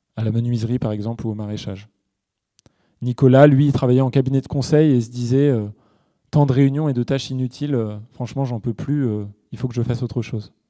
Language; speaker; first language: French; native; French